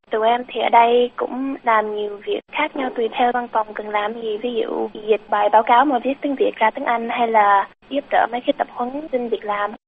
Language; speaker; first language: Vietnamese; early bilingual, heritage; Vietnamese